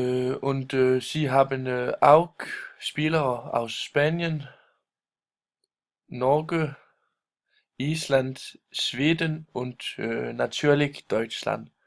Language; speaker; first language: German; non-native, learner; Danish